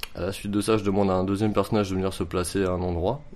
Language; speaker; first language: French; native; French